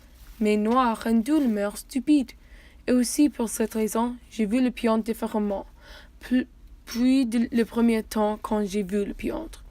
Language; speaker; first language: French; non-native, learner; English